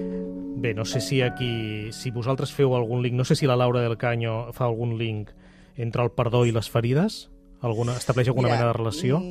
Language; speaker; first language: Catalan; native; Catalan